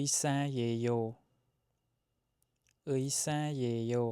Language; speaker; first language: Korean; non-native, fluent; Khmer